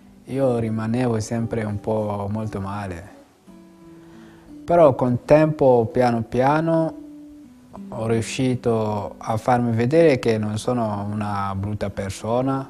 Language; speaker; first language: Italian; non-native, fluent; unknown